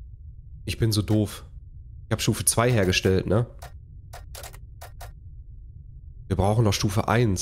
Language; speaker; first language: German; native; German